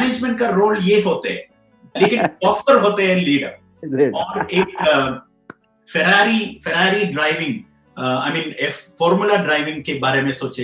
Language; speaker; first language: Hindi; non-native, local second language; Malayalam